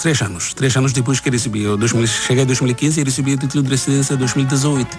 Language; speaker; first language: Portuguese; non-native, learner; Bangla